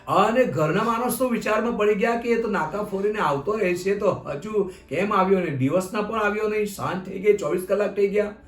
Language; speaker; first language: Gujarati; non-native, local second language; Gamit